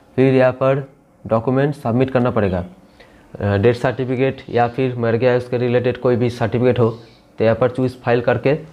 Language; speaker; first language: Hindi; non-native, local second language; Bangla